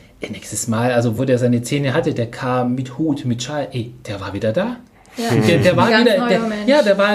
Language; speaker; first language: German; native; German